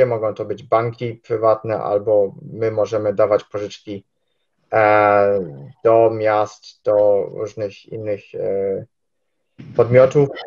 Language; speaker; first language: Polish; early bilingual, heritage; Polish